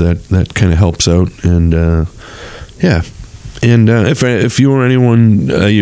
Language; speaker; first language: English; native; English